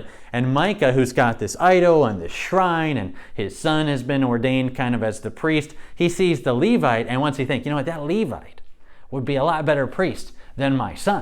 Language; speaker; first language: English; native; English